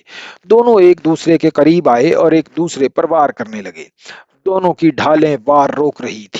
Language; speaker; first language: Urdu; native; Urdu